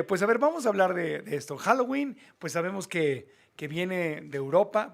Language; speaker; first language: Spanish; native; Spanish